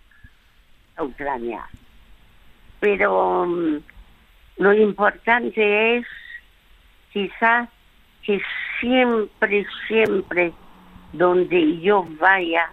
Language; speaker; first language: Spanish; early bilingual, other home language; French